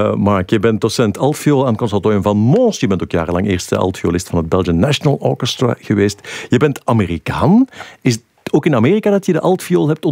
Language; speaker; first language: Dutch; native; Dutch